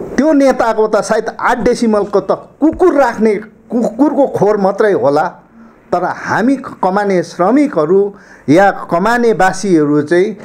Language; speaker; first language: Nepali; native; Nepali